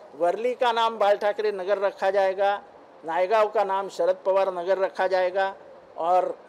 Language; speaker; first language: Hindi; non-native, local second language; Marathi